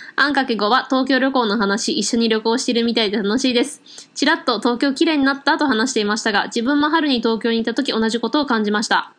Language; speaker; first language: Japanese; native; Japanese